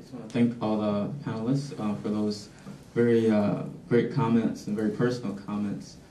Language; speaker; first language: English; native; English